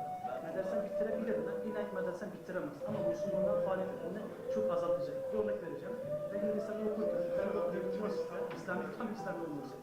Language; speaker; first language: Turkish; non-native, fluent; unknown